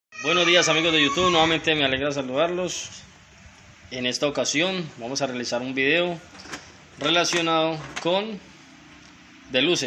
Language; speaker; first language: Spanish; native; Spanish